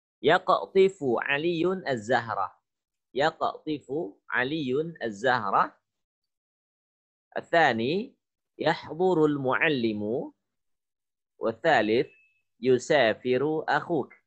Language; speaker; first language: Arabic; non-native, fluent; Indonesian